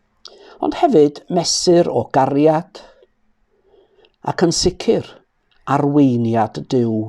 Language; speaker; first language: Welsh; native; Welsh